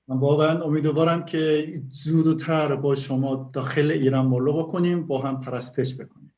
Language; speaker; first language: Persian; non-native, learner; Korean